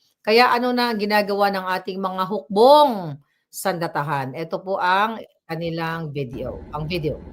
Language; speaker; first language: Filipino; non-native, local second language; Cebuano